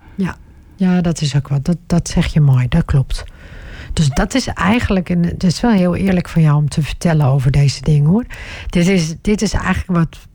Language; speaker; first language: Dutch; early bilingual, other home language; Turkish